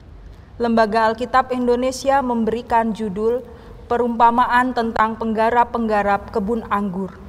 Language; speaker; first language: Indonesian; native; Indonesian